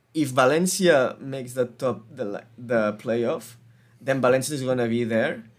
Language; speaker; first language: English; non-native, fluent; Spanish